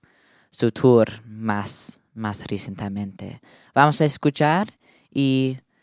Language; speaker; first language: Spanish; non-native, learner; English